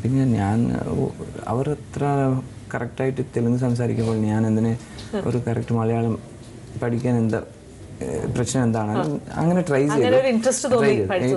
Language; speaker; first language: Malayalam; non-native, learner; Telugu